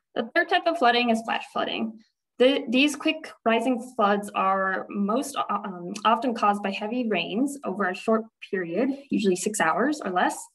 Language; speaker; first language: English; native; English